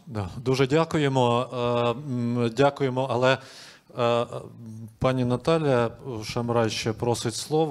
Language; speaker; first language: Ukrainian; native; Ukrainian